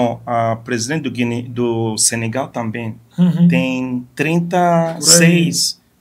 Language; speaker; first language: Portuguese; non-native, fluent; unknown